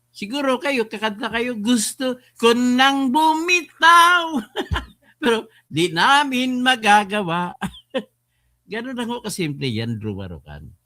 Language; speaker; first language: Filipino; non-native, local second language; Hiligaynon